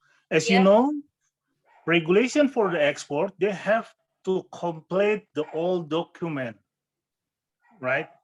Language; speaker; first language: English; non-native, fluent; Indonesian